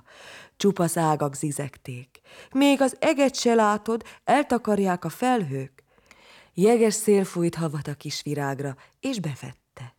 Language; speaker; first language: Hungarian; native; Hungarian